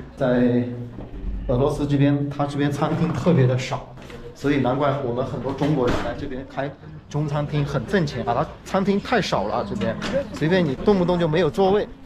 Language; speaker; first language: Chinese; native; Chinese